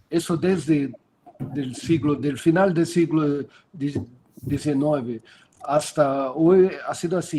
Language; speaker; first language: Spanish; non-native, learner; Portuguese